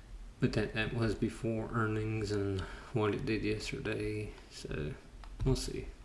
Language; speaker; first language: English; native; English